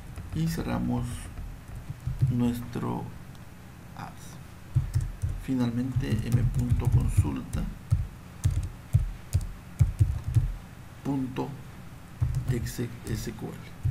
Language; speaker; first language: Spanish; native; Spanish